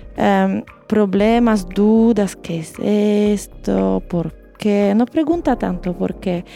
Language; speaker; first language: Spanish; non-native, fluent; Polish